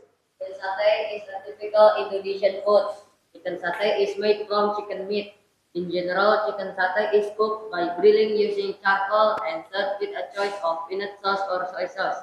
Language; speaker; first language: English; non-native, learner; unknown